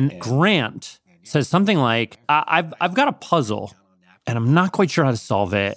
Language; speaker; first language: English; native; English